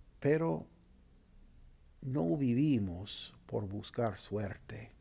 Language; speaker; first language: Spanish; non-native, fluent; English